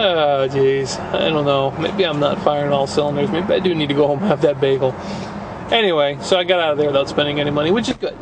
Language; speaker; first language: English; native; English